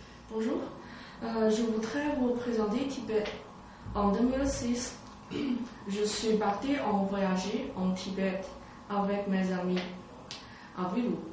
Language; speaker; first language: French; non-native, learner; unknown